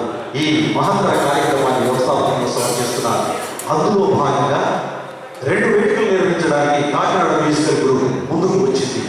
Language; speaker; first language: Telugu; native; Telugu